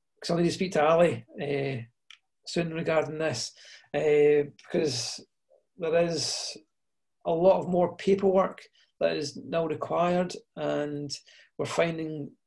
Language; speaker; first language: English; native; English